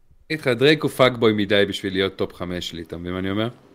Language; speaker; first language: Hebrew; native; Hebrew